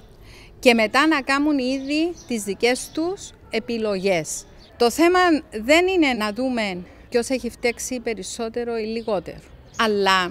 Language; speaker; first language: Greek; native; Greek